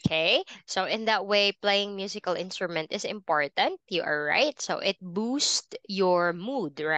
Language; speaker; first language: English; non-native, fluent; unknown